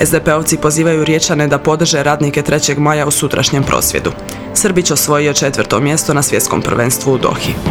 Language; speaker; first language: Croatian; native; Croatian